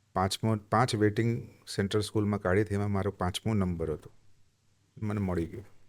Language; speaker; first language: Gujarati; non-native, local second language; Hindi